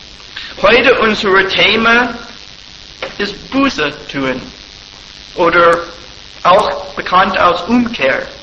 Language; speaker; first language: German; non-native, fluent; English